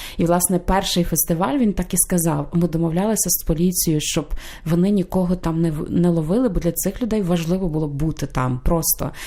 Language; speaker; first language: Ukrainian; native; Ukrainian